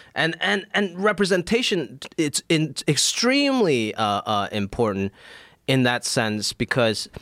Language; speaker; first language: English; non-native, local second language; Cantonese